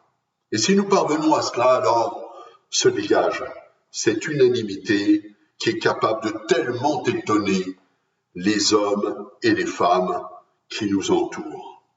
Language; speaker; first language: French; native; French